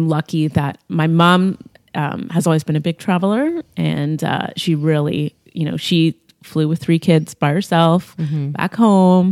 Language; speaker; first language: English; native; English